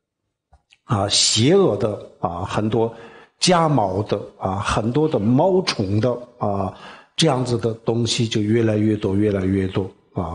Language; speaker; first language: Chinese; non-native, local second language; Tibetan